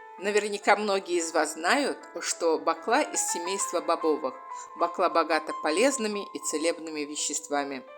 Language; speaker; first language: Russian; non-native, local second language; Azerbaijani